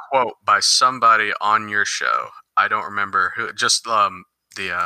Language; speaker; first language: English; native; English